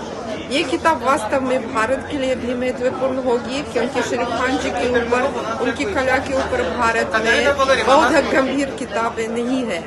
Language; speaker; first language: Hindi; non-native, fluent; Ukrainian